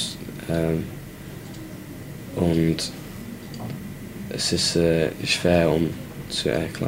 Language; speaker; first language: German; non-native, learner; English